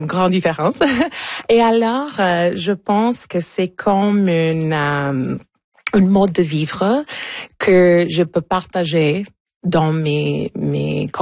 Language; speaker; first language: French; non-native, fluent; Italian